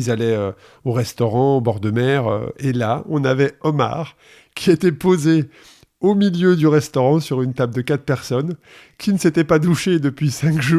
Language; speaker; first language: French; native; French